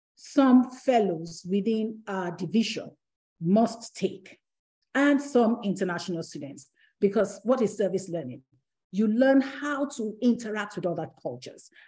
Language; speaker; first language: English; non-native, local second language; Yoruba